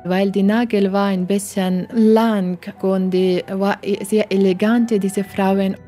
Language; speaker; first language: German; non-native, learner; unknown